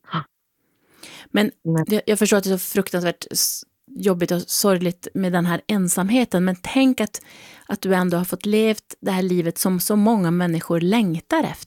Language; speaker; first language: Swedish; native; Swedish